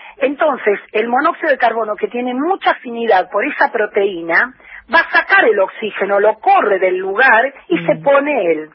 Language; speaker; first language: Spanish; native; Spanish